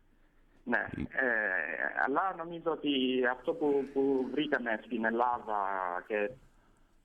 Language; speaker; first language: Greek; non-native, fluent; Italian